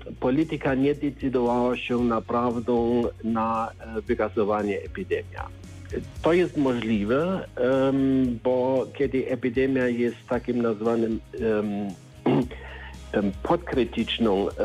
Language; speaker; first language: Polish; non-native, learner; German